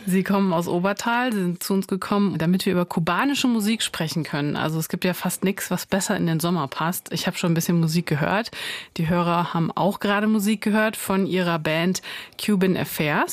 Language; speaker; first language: German; native; German